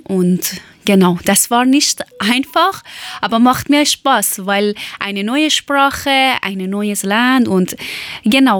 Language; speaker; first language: German; non-native, learner; Persian